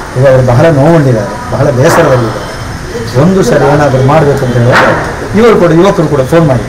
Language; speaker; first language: Kannada; non-native, local second language; Tulu